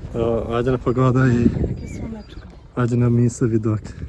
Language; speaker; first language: Polish; non-native, learner; Portuguese